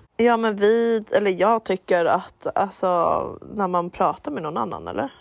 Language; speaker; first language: Swedish; native; Swedish